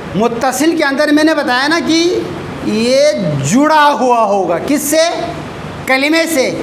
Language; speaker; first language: Urdu; native; Urdu